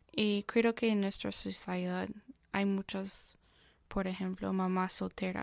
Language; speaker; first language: Spanish; non-native, fluent; English